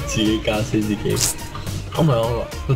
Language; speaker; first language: Chinese; native; Chinese